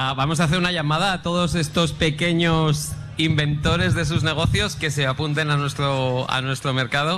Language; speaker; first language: Spanish; native; Spanish